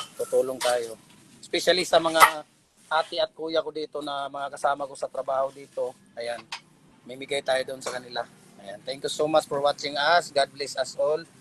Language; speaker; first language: Filipino; native; Filipino